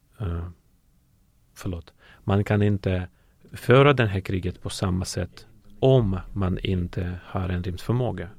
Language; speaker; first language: Swedish; non-native, fluent; Russian